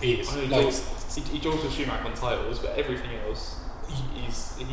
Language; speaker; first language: English; native; English